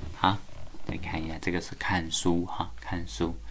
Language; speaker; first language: Chinese; native; Chinese